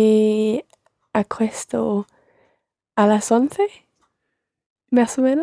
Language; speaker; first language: Spanish; non-native, learner; English